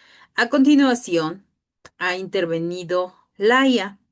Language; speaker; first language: Spanish; native; Spanish